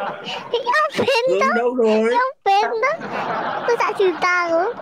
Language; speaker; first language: Indonesian; native; Indonesian